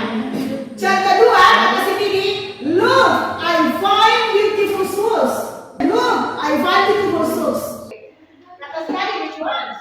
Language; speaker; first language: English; non-native, learner; Indonesian